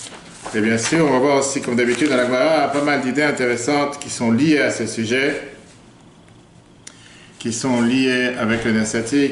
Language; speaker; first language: French; native; French